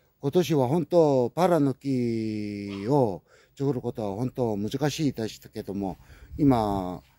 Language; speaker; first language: Japanese; non-native, learner; Korean